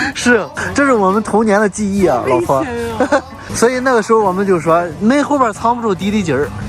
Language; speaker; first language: Chinese; native; Chinese